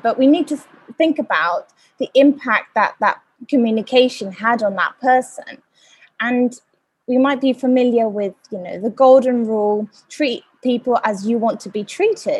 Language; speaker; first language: English; native; English